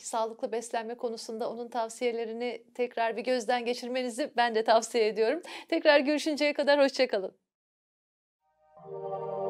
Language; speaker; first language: Turkish; native; Turkish